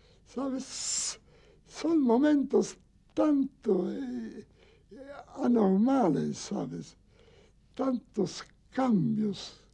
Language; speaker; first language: Spanish; non-native, learner; Yiddish